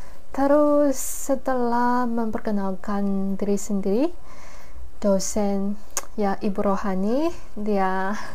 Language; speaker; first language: Indonesian; non-native, fluent; Chinese